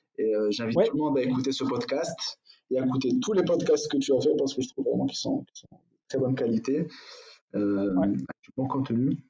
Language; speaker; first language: French; non-native, local second language; Arabic